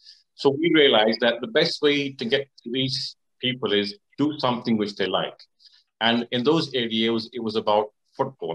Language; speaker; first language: English; native; English